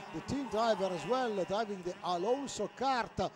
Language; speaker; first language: English; non-native, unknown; Italian